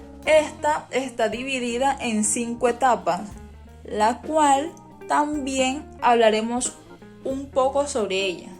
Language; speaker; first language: Spanish; native; Spanish